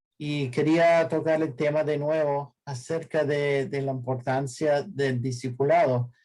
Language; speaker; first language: Spanish; non-native, fluent; English